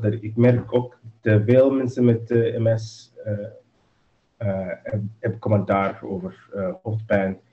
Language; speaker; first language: Dutch; non-native, learner; English